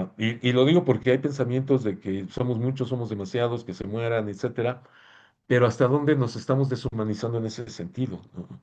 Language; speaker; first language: Spanish; native; Spanish